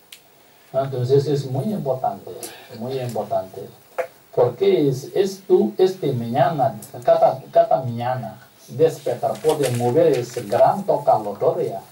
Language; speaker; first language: Spanish; non-native, learner; Tibetan